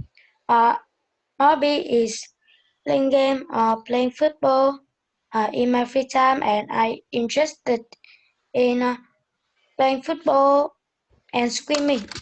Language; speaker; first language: English; non-native, learner; Vietnamese